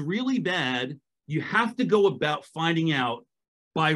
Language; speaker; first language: English; native; English